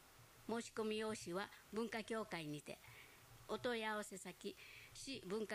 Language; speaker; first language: Japanese; native; Japanese